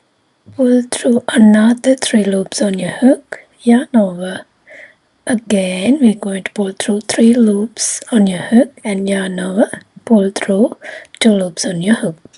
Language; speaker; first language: English; non-native, fluent; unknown